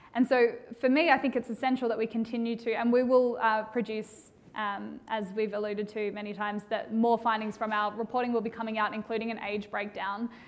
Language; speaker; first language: English; native; English